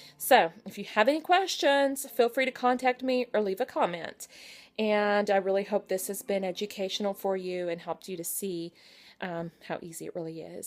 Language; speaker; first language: English; native; English